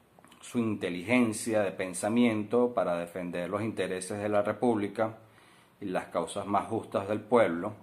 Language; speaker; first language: Spanish; native; Spanish